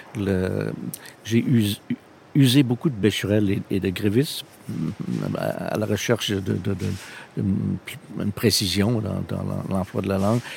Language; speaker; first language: French; non-native, local second language; English